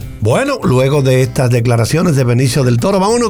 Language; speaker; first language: Spanish; native; Spanish